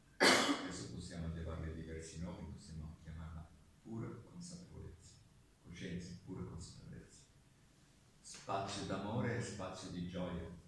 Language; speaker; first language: Italian; non-native, local second language; German